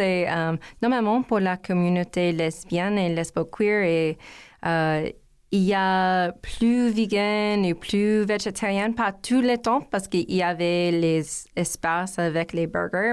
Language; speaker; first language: French; non-native, learner; English